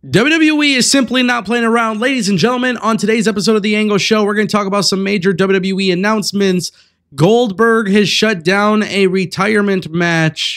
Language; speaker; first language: English; native; English